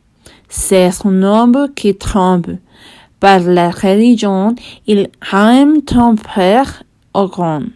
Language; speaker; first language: French; non-native, learner; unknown